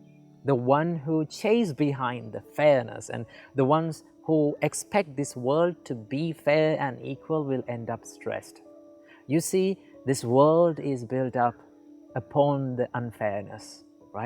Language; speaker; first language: English; non-native, local second language; Sinhala